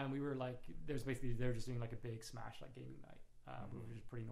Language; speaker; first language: English; native; English